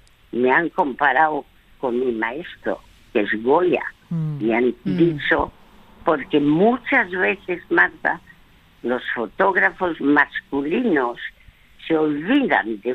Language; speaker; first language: Spanish; early bilingual, other home language; French